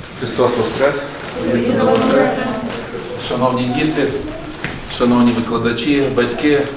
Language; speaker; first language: Ukrainian; native; Ukrainian